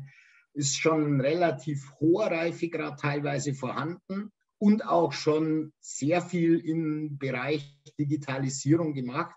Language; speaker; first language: German; native; German